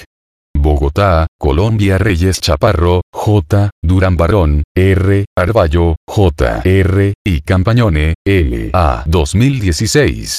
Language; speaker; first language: Spanish; native; Spanish